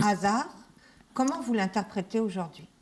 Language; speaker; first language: French; native; French